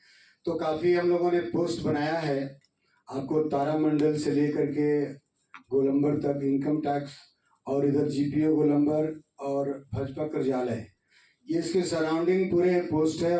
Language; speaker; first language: Hindi; native; Hindi